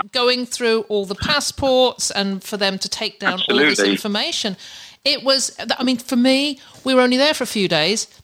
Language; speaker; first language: English; native; English